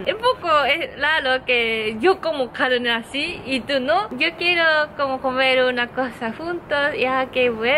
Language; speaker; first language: Spanish; non-native, learner; Japanese